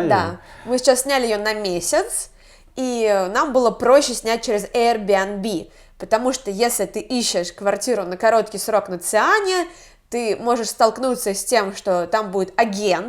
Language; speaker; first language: Russian; native; Russian